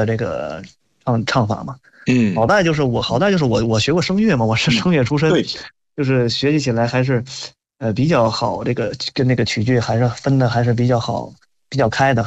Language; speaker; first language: Chinese; native; Chinese